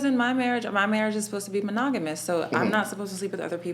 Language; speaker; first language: English; native; English